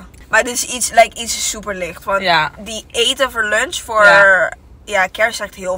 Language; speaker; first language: Dutch; non-native, learner; Italian